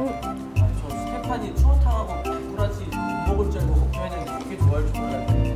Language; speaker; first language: Korean; native; Korean